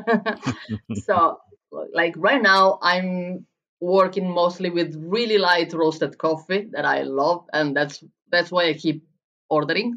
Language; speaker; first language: English; non-native, fluent; Italian